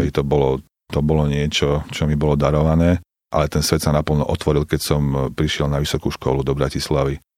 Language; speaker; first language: Slovak; native; Slovak